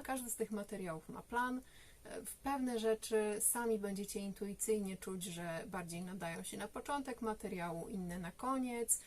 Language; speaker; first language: Polish; native; Polish